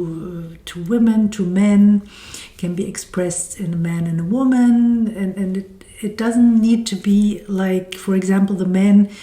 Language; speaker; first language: English; non-native, fluent; German